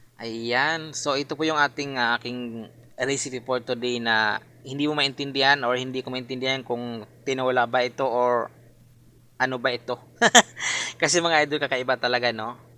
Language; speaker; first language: Filipino; non-native, local second language; Masbatenyo